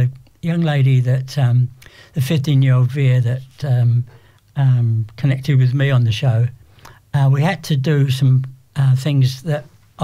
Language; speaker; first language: English; native; English